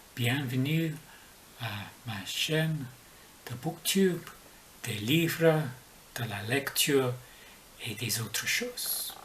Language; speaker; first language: French; non-native, fluent; English